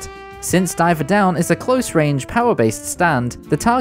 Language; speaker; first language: English; native; English